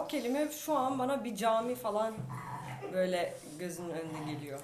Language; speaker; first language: Turkish; non-native, fluent; Albanian